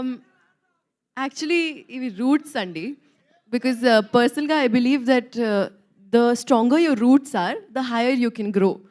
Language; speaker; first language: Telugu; non-native, local second language; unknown